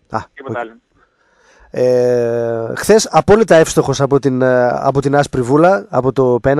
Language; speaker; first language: Greek; native; Greek